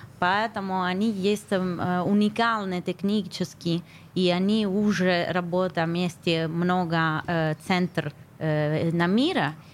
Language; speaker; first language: Russian; non-native, learner; Italian